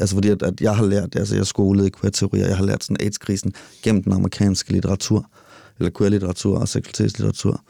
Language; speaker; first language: Danish; native; Danish